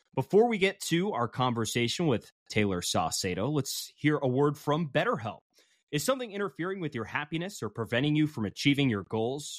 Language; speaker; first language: English; native; English